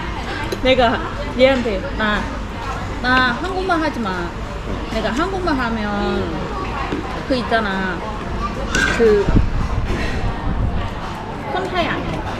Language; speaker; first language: Korean; non-native, learner; Thai